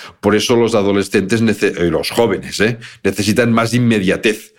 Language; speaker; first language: Spanish; native; Spanish